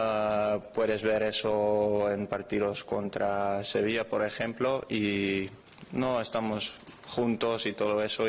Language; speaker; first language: Spanish; non-native, fluent; Dutch